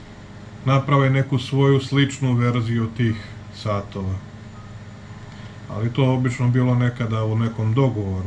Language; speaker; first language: Serbian; native; Serbian